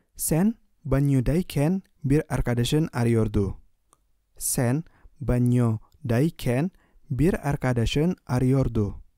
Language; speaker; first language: Turkish; non-native, fluent; Indonesian